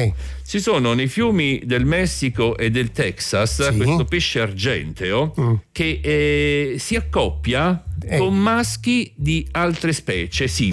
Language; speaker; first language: Italian; native; Italian